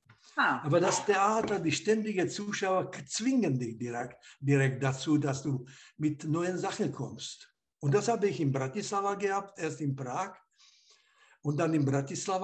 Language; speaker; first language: German; non-native, fluent; Slovak